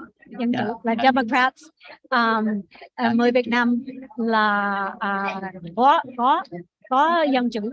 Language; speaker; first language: Vietnamese; early bilingual, heritage; Vietnamese